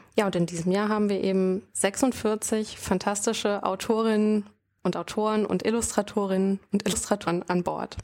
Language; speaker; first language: German; native; German